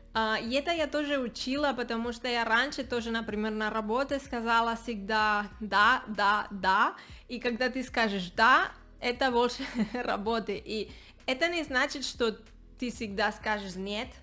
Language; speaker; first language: Russian; non-native, learner; Spanish